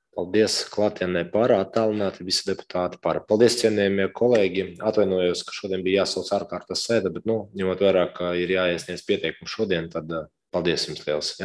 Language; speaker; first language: Latvian; non-native, local second language; Russian